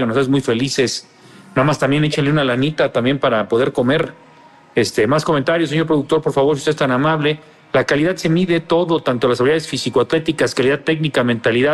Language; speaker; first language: Spanish; native; Spanish